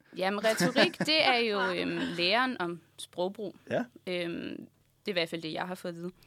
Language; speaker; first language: Danish; native; Danish